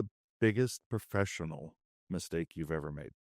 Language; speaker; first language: English; native; English